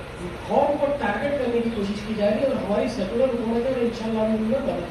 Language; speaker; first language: Urdu; native; Urdu